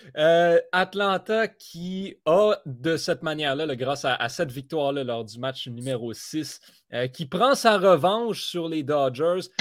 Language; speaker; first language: French; native; French